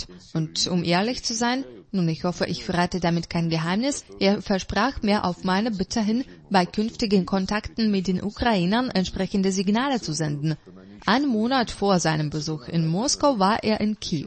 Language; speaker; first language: German; non-native, fluent; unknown